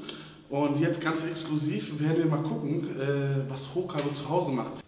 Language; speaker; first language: German; native; German